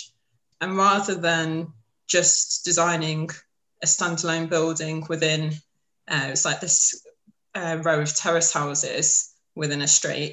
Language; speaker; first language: English; native; English